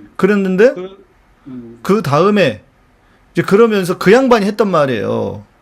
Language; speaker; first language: Korean; native; Korean